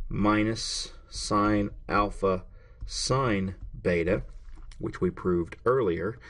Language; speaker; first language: English; native; English